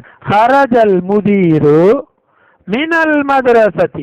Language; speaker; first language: Arabic; non-native, fluent; Tamil